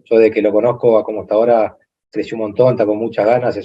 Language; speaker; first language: Spanish; native; Spanish